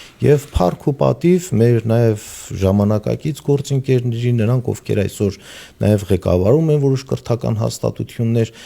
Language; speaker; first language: Armenian; native; Armenian